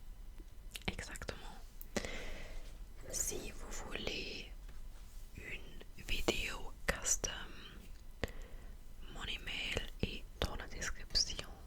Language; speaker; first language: French; non-native, fluent; German